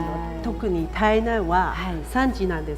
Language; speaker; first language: Japanese; non-native, fluent; Chinese